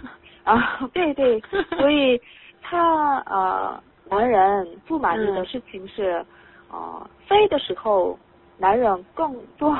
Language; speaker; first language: Chinese; non-native, learner; Korean